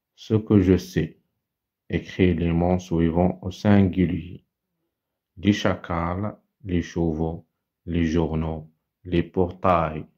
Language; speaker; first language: French; non-native, local second language; Arabic